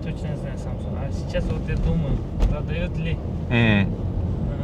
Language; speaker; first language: Russian; non-native, local second language; Uzbek